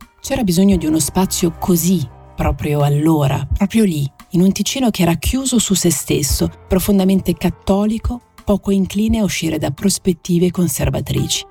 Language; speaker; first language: Italian; native; Italian